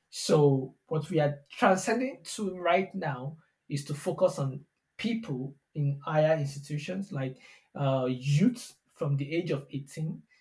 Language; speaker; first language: English; non-native, local second language; Yoruba